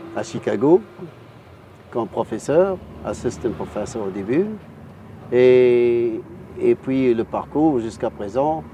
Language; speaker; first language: French; non-native, local second language; Arabic